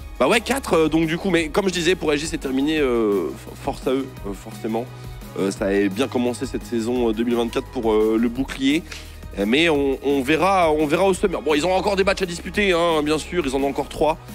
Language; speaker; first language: French; native; French